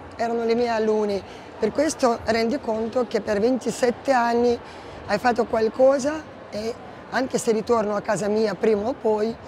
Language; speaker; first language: Italian; non-native, fluent; Ukrainian